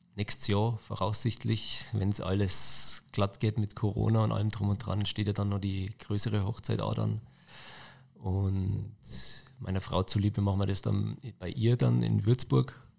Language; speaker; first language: German; native; German